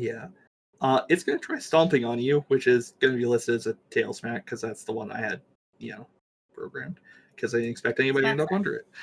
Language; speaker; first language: English; native; English